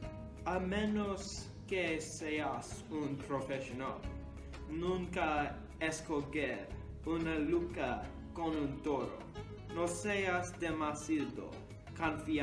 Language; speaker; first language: Spanish; non-native, learner; English